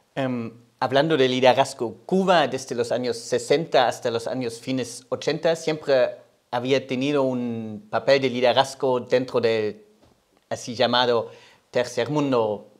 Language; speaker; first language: Spanish; non-native, fluent; German